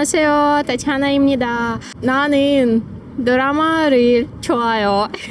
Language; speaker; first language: Korean; non-native, learner; Russian